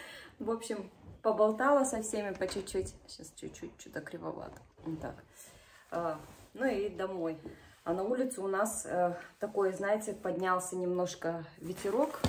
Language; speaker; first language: Russian; native; Russian